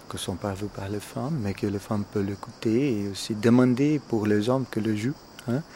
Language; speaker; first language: French; non-native, fluent; Portuguese